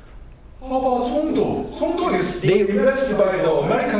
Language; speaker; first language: English; non-native, learner; Korean